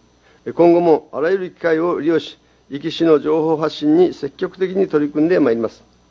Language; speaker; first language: Japanese; native; Japanese